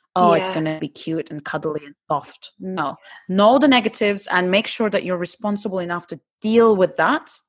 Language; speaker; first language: English; non-native, fluent; Turkish